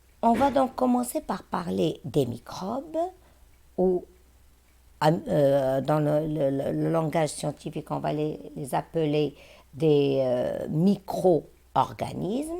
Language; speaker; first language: French; non-native, local second language; Arabic